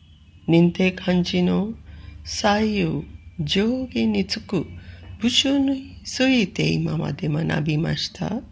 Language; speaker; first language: Japanese; non-native, fluent; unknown